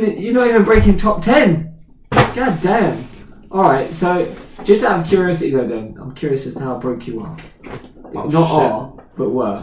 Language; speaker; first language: English; native; English